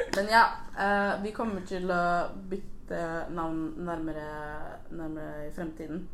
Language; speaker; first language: Norwegian; early bilingual, other home language; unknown